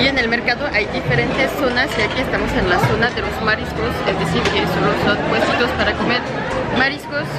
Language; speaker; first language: Spanish; non-native, fluent; French